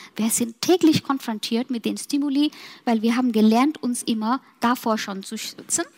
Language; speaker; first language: German; non-native, fluent; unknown